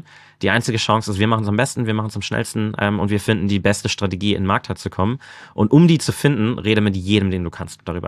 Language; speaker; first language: German; native; German